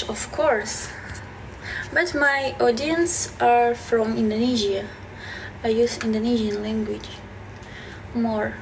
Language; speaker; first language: English; non-native, learner; Belarusian